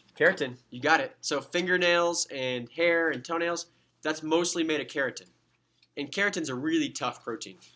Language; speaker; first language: English; native; English